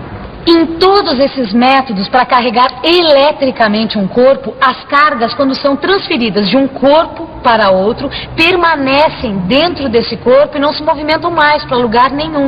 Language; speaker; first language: Portuguese; native; Portuguese